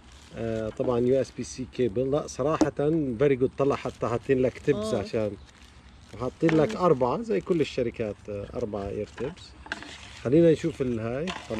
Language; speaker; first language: Arabic; native; Arabic